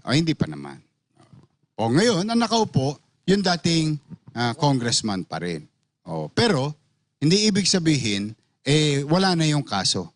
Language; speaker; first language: Filipino; native; Filipino